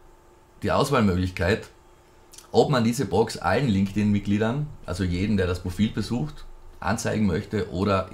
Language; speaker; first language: German; native; German